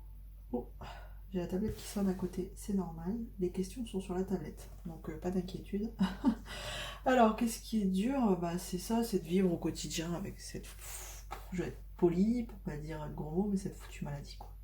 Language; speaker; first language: French; native; French